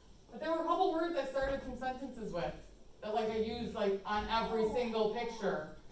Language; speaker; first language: English; native; English